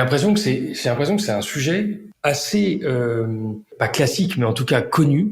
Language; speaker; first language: French; native; French